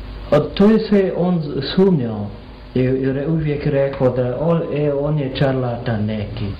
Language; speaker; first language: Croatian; non-native, fluent; English